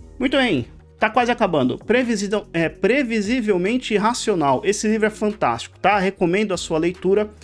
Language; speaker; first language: Portuguese; native; Portuguese